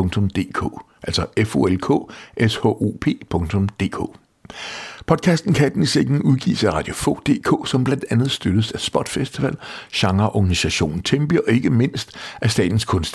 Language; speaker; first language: Danish; native; Danish